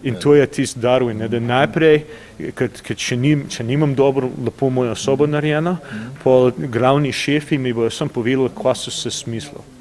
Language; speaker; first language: Slovenian; early bilingual, heritage; English